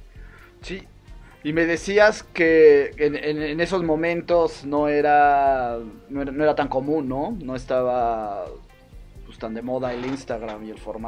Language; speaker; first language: Spanish; native; Spanish